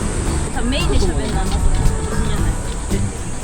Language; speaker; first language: Japanese; non-native, fluent; Filipino